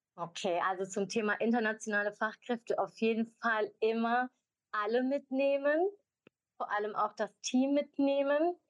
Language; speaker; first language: German; early bilingual, other home language; Albanian